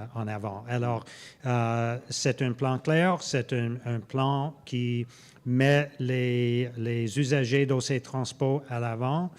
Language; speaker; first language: French; non-native, local second language; English